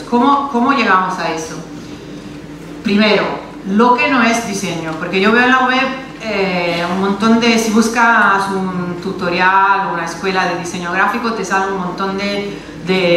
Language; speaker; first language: Spanish; non-native, fluent; Italian